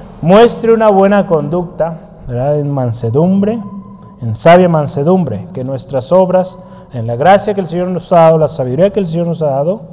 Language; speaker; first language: Spanish; native; Spanish